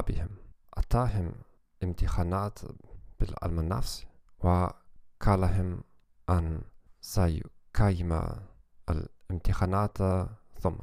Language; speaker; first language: Arabic; non-native, learner; German